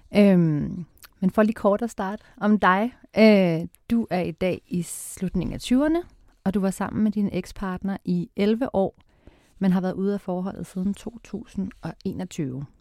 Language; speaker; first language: Danish; native; Danish